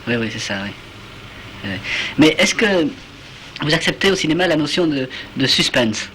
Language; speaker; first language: French; native; French